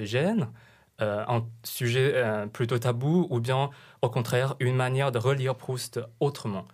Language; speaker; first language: French; non-native, fluent; Chinese